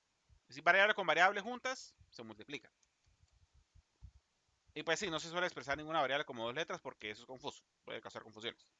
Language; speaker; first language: Spanish; native; Spanish